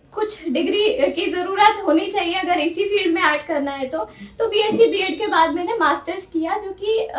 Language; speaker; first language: Hindi; native; Hindi